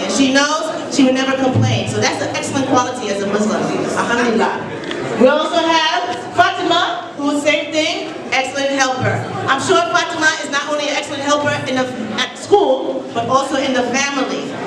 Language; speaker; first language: English; native; English